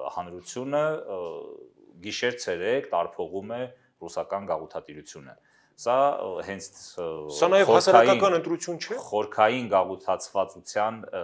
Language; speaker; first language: Armenian; native; Armenian